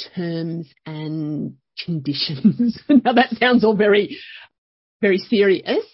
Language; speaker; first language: English; native; English